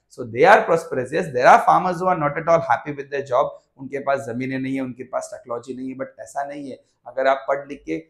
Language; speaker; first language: Hindi; non-native, local second language; Gujarati